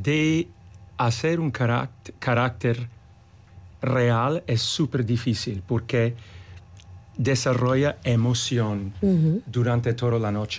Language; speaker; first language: Spanish; non-native, learner; English